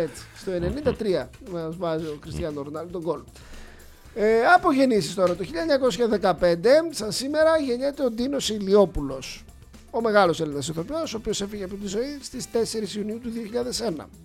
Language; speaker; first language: Greek; native; Greek